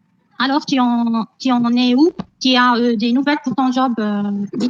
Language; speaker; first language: French; non-native, learner; Arabic